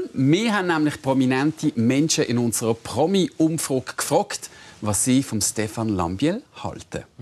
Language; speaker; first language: German; native; German